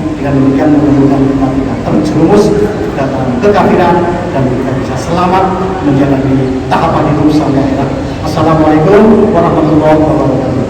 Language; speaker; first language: Indonesian; non-native, local second language; Javanese